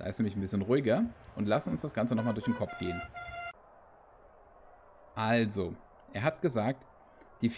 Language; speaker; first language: German; native; German